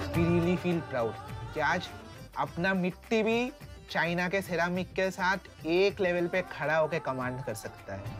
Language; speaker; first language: Hindi; non-native, local second language; Bangla